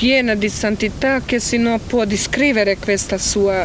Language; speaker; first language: Italian; non-native, learner; Croatian